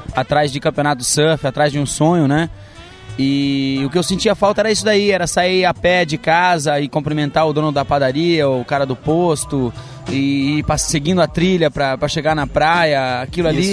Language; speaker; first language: Portuguese; native; Portuguese